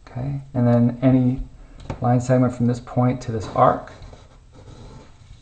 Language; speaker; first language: English; native; English